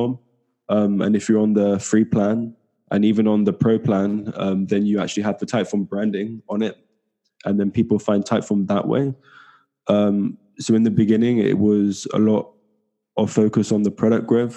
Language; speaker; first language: English; native; English